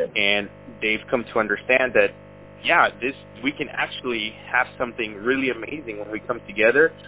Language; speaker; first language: English; early bilingual, other home language; Spanish